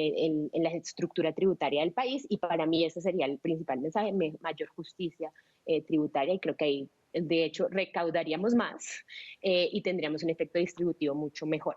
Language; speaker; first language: Spanish; native; Spanish